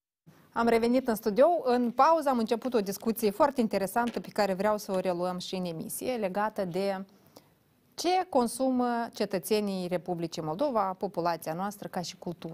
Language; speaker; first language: Romanian; native; Romanian